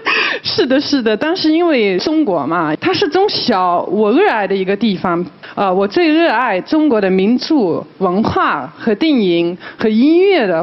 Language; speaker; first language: Chinese; non-native, fluent; German